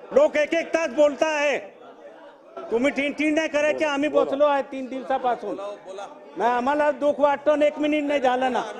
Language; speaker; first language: Marathi; non-native, local second language; Bhili